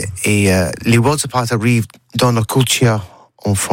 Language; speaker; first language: French; non-native, learner; English